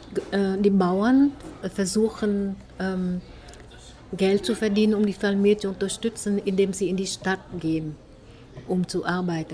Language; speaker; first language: German; non-native, fluent; Vietnamese